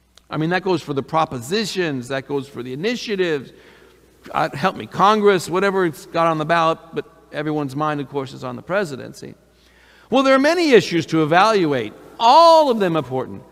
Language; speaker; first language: English; native; English